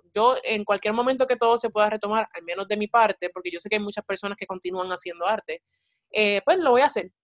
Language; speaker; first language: Spanish; native; Spanish